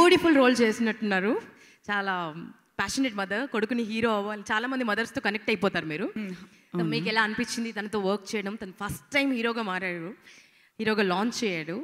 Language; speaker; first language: Telugu; native; Telugu